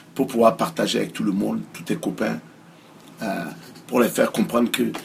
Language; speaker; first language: French; non-native, local second language; Mossi